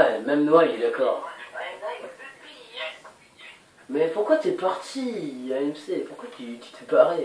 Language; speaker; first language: French; native; French